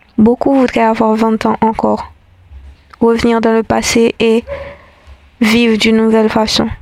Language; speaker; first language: French; non-native, local second language; Haitian Creole